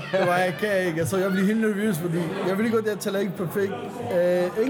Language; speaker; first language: Danish; non-native, fluent; Spanish